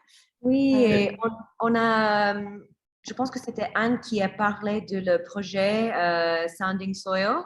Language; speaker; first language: French; non-native, learner; English